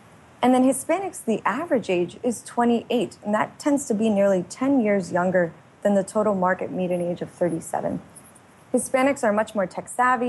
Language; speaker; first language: English; native; English